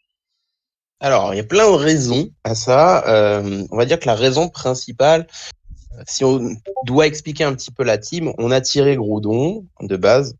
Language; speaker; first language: French; native; French